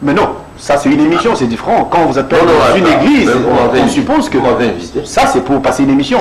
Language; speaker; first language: French; non-native, local second language; Lingala